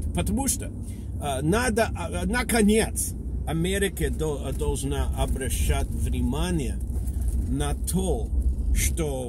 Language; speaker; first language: Russian; non-native, fluent; English